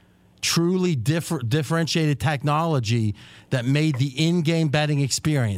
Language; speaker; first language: English; native; English